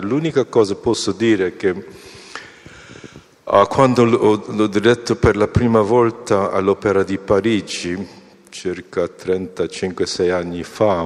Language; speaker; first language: Italian; non-native, fluent; Korean